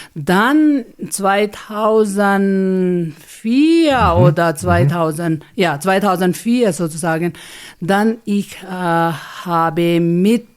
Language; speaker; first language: German; non-native, learner; Ladakhi